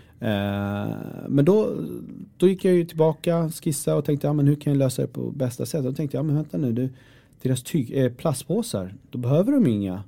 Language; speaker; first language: Swedish; early bilingual, other home language; Kurdish